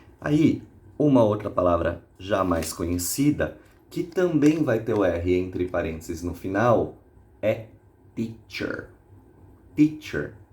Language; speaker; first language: Portuguese; native; Portuguese